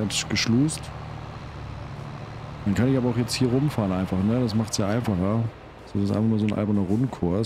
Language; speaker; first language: German; native; German